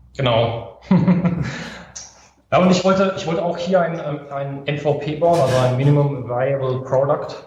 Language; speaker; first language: German; native; German